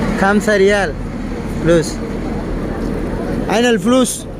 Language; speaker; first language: Arabic; non-native, learner; Bangla